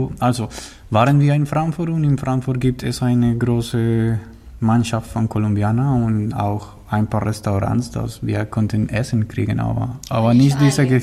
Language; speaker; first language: German; non-native, learner; Spanish